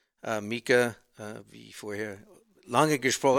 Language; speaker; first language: German; non-native, learner; English